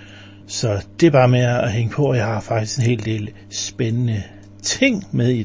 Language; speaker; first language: Danish; native; Danish